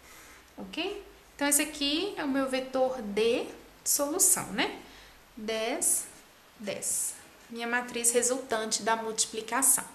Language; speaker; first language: Portuguese; native; Portuguese